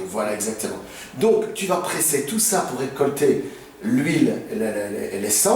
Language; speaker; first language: French; native; French